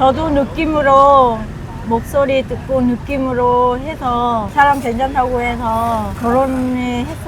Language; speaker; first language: Korean; non-native, learner; Vietnamese